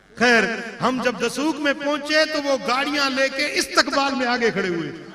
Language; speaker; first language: Urdu; non-native, local second language; Sindhi